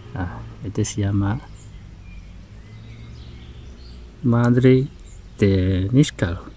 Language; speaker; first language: Spanish; non-native, learner; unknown